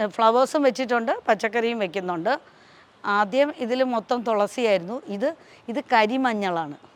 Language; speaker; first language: Malayalam; non-native, local second language; Tamil